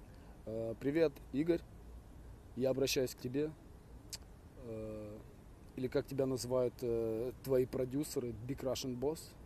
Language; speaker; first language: Russian; native; Russian